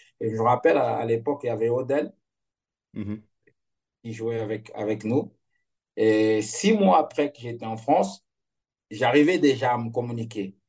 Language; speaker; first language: French; non-native, fluent; Portuguese